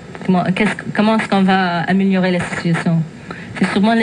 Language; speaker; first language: French; non-native, fluent; English